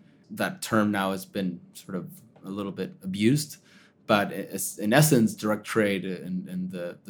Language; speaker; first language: English; early bilingual, other home language; Spanish